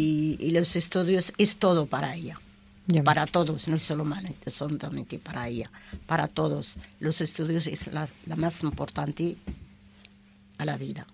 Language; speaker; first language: Spanish; non-native, learner; Arabic